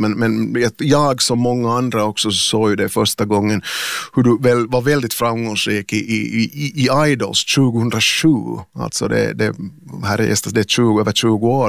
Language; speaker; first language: Swedish; native; Swedish